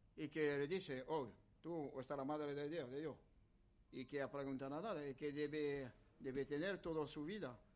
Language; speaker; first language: Spanish; non-native, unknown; French